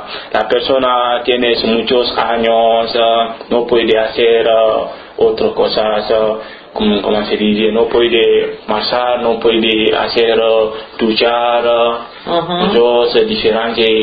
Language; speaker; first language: Spanish; non-native, learner; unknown